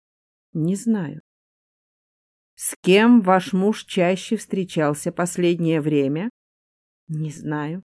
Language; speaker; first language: Russian; native; Russian